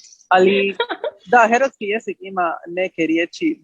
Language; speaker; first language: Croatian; early bilingual, heritage; Spanish